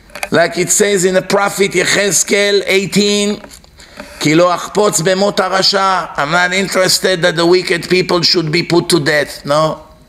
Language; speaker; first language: English; non-native, fluent; Hebrew